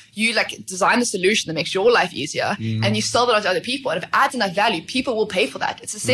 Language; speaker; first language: English; native; English